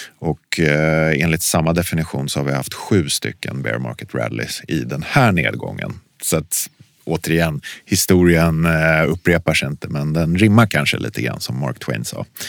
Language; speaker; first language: Swedish; native; Swedish